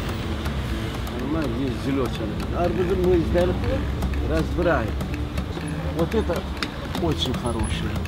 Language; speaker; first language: Russian; non-native, local second language; Azerbaijani